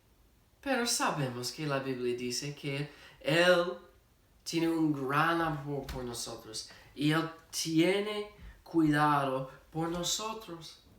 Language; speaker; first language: Spanish; non-native, fluent; English